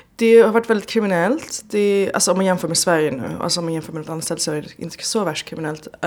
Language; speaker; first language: Swedish; early bilingual, other home language; Persian